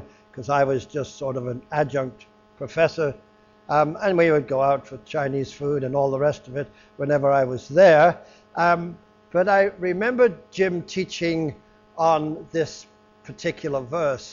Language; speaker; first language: English; native; English